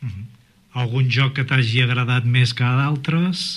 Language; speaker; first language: Catalan; native; Catalan